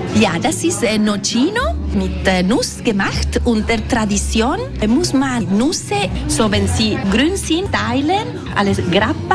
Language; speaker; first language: German; non-native, local second language; Italian